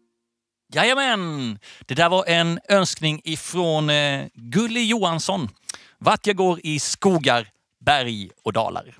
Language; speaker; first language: Swedish; native; Swedish